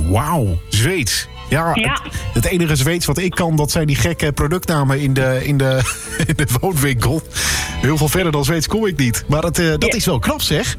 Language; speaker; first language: Dutch; native; Dutch